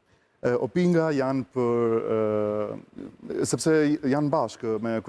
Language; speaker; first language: Albanian; non-native, learner; Italian